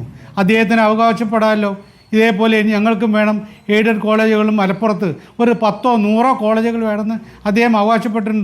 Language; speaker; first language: Malayalam; native; Malayalam